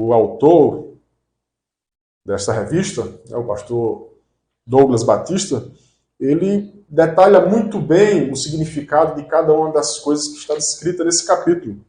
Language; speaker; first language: Portuguese; native; Portuguese